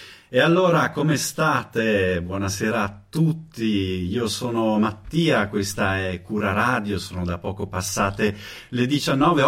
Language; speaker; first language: Italian; native; Italian